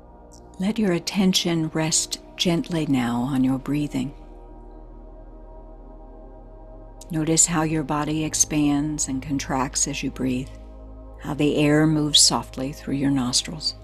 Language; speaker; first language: English; native; English